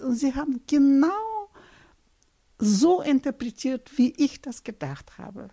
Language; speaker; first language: German; non-native, fluent; Russian